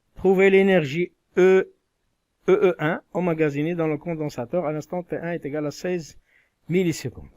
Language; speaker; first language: French; non-native, local second language; Arabic